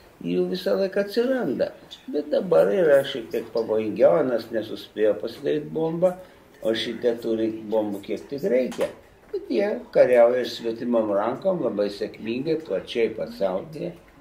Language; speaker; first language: Lithuanian; native; Lithuanian